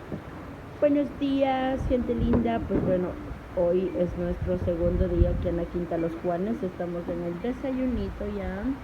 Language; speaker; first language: Spanish; native; Spanish